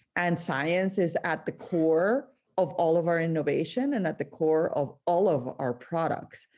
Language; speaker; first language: English; non-native, fluent; Spanish